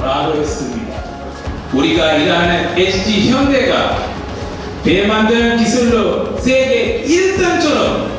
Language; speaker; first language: Korean; non-native, learner; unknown